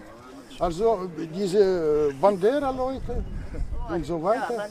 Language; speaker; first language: German; non-native, fluent; Russian